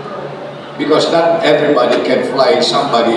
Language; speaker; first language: English; non-native, local second language; Bikol